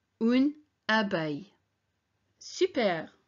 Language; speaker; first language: French; non-native, fluent; English